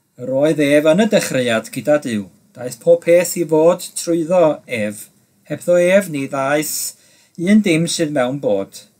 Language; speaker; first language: Welsh; native; Welsh